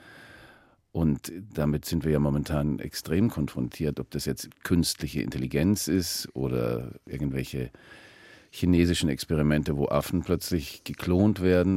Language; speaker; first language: German; early bilingual, heritage; German